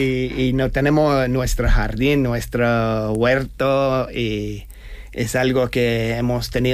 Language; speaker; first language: Spanish; non-native, fluent; English